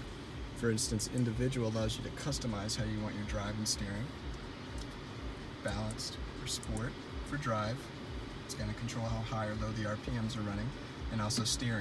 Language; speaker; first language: English; native; English